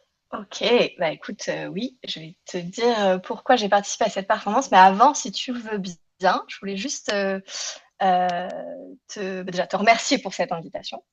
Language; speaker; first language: French; native; French